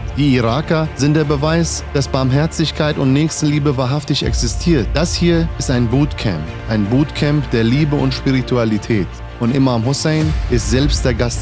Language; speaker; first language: German; native; German